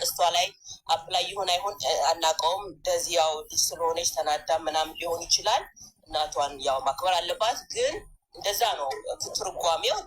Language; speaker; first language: Amharic; early bilingual, heritage; Amharic